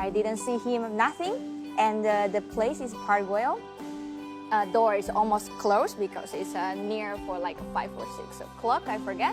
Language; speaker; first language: English; non-native, learner; Chinese